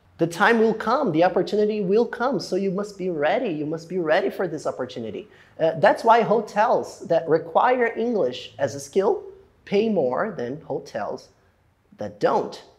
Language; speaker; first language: English; non-native, fluent; Portuguese